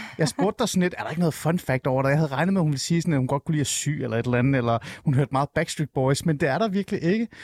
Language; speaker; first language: Danish; early bilingual, other home language; Persian